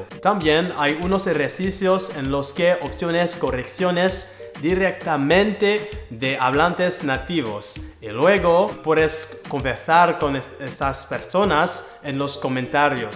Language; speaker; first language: Spanish; non-native, learner; French